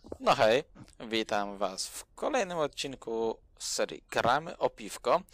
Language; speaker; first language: Polish; native; Polish